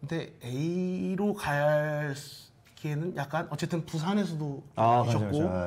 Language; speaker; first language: Korean; native; Korean